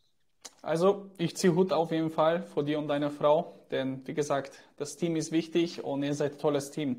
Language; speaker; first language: German; native; German